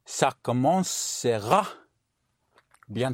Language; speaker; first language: French; non-native, learner; English